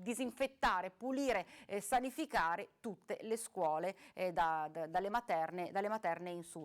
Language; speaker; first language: Italian; native; Italian